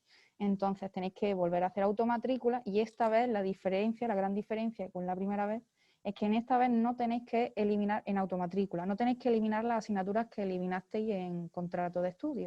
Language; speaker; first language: Spanish; native; Spanish